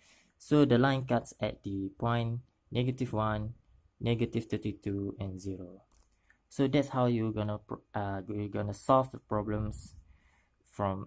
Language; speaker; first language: English; non-native, local second language; Malay